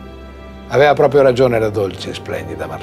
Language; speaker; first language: Italian; native; Italian